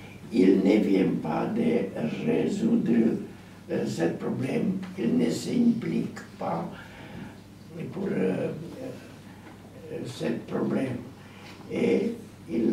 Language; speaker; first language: French; non-native, learner; Romanian